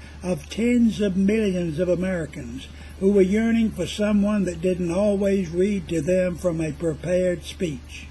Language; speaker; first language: English; native; English